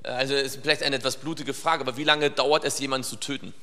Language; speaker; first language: German; native; German